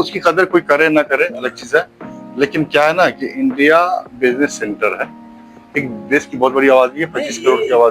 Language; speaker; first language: Hindi; native; Hindi